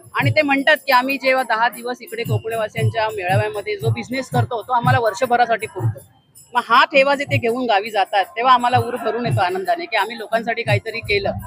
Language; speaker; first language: Marathi; native; Marathi